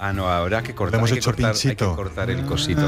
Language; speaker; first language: Spanish; native; Spanish